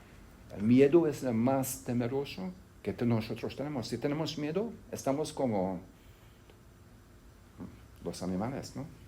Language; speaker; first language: Spanish; non-native, fluent; Hungarian